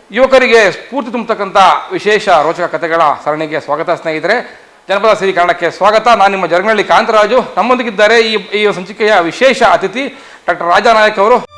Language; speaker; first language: Kannada; native; Kannada